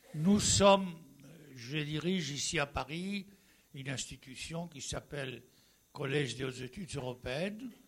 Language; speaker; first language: French; non-native, fluent; Spanish